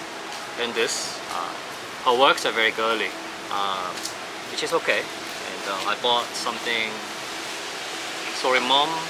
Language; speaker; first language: English; non-native, fluent; Korean